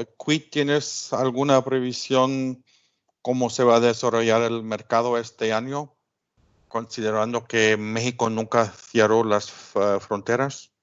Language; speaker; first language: Spanish; non-native, fluent; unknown